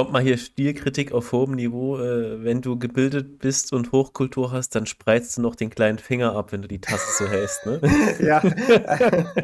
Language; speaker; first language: German; native; German